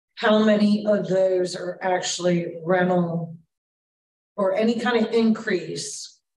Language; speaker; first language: English; native; English